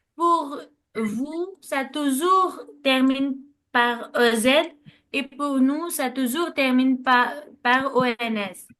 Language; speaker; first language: French; non-native, learner; Nepali